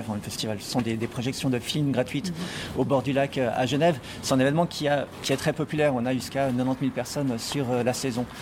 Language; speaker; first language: French; native; French